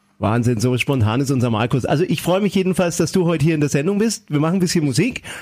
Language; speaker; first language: German; native; German